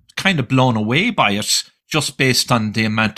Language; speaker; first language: English; native; English